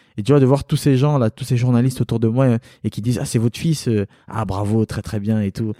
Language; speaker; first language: French; early bilingual, other home language; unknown